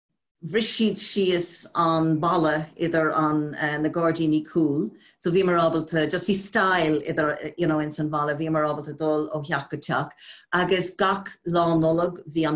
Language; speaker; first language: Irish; non-native, local second language; English